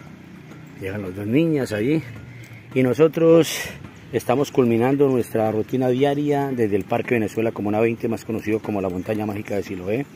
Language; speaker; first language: Spanish; native; Spanish